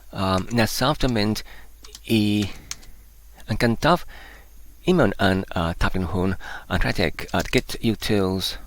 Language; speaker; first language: Welsh; non-native, learner; Polish